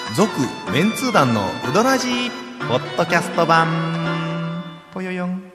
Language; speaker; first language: Japanese; native; Japanese